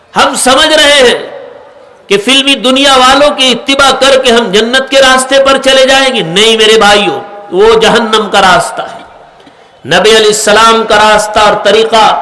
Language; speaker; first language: Urdu; native; Urdu